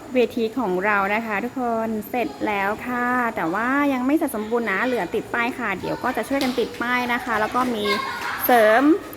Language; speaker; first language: Thai; non-native, local second language; Karen languages